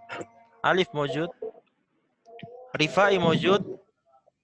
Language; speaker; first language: Arabic; non-native, fluent; Indonesian